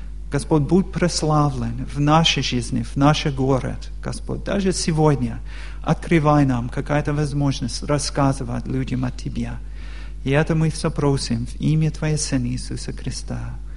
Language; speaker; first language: Russian; non-native, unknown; English